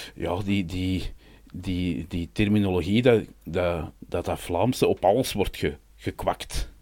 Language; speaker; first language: Dutch; native; Dutch